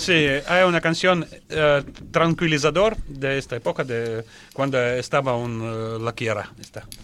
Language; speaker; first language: Spanish; non-native, learner; Russian